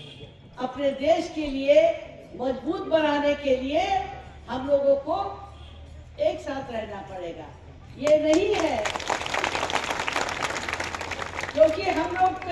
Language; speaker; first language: Hindi; non-native, local second language; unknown